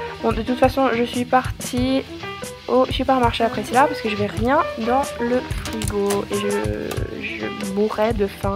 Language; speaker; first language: French; non-native, fluent; Finnish